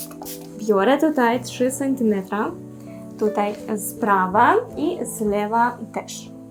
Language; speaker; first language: Polish; non-native, learner; Russian